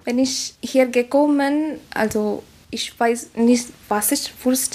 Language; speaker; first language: German; non-native, learner; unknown